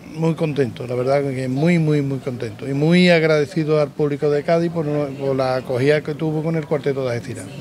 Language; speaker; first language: Spanish; native; Spanish